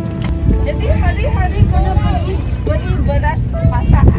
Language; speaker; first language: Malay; non-native, local second language; Chinese